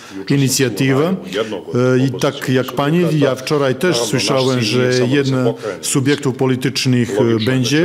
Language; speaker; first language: Polish; non-native, fluent; Serbian